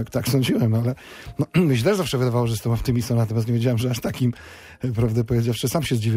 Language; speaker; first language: Polish; native; Polish